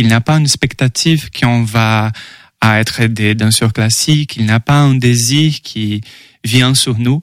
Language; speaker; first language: French; non-native, fluent; Portuguese